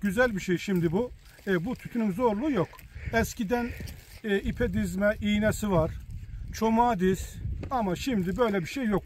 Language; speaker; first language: Turkish; native; Turkish